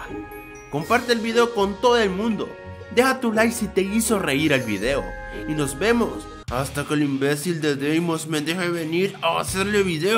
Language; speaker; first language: Spanish; native; Spanish